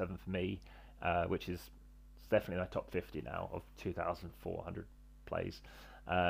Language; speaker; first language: English; native; English